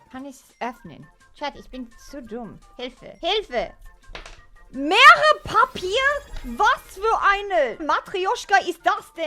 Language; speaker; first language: German; non-native, learner; English